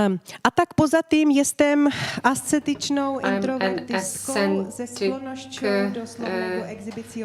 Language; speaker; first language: Polish; non-native, learner; Czech